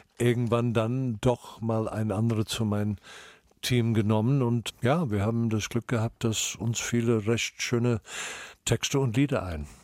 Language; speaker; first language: German; non-native, fluent; English